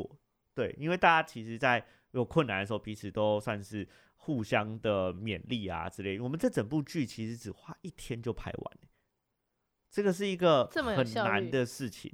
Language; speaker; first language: Chinese; native; Chinese